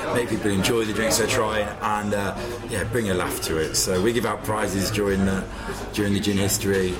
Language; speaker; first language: English; native; English